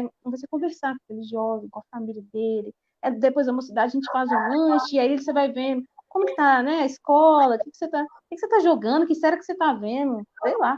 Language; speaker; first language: Portuguese; native; Portuguese